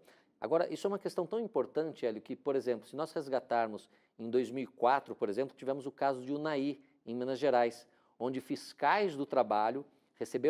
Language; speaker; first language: Portuguese; native; Portuguese